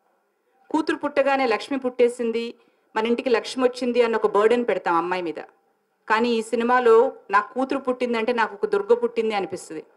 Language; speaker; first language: Telugu; native; Telugu